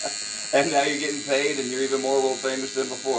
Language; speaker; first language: English; native; English